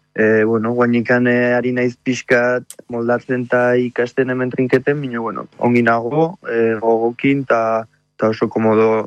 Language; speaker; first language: Basque; non-native, local second language; Spanish